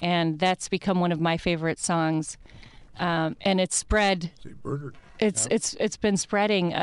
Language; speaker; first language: English; early bilingual, other home language; Italian